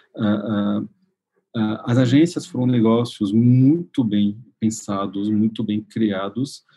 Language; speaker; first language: Portuguese; non-native, fluent; French